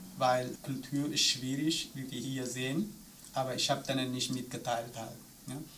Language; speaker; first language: German; non-native, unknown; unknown